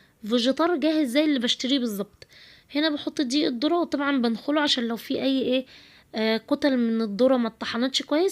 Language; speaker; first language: Arabic; native; Arabic